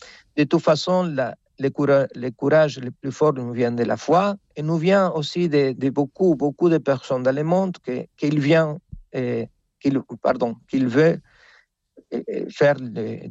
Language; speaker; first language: French; non-native, fluent; Spanish